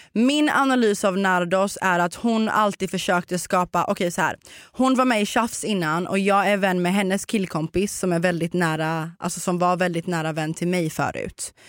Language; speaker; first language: Swedish; early bilingual, other home language; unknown